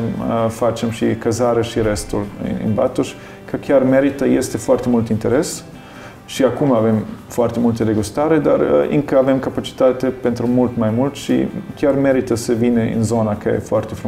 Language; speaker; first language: Romanian; non-native, learner; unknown